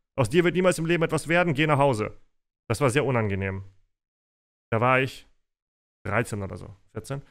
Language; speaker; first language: German; early bilingual, other home language; Russian